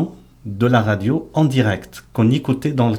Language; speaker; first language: French; native; French